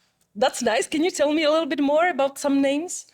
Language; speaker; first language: English; non-native, fluent; Czech